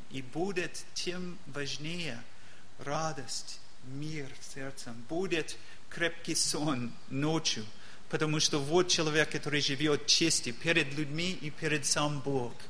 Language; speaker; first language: Russian; non-native, learner; English